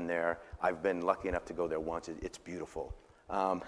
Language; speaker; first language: English; native; English